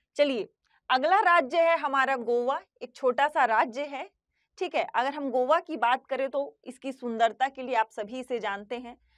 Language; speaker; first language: Hindi; native; Hindi